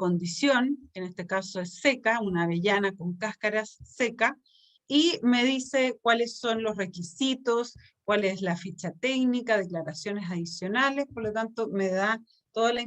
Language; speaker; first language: Spanish; native; Spanish